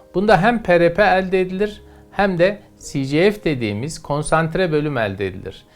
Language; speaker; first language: Turkish; native; Turkish